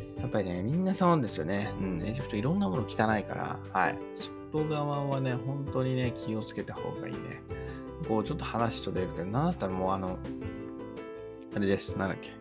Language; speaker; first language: Japanese; native; Japanese